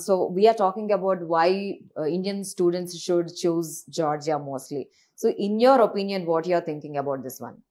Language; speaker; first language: English; non-native, local second language; Telugu